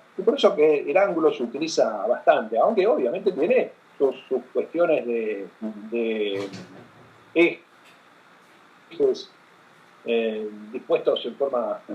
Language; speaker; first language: Spanish; native; Spanish